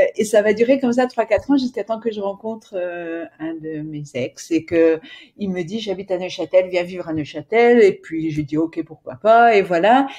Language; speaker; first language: French; native; French